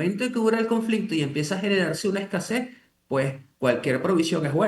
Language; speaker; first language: Spanish; native; Spanish